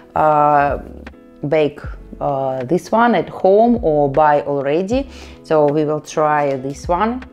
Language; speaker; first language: English; non-native, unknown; Russian